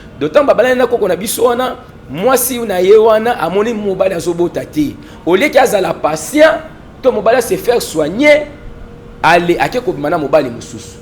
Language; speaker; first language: Lingala; non-native, local second language; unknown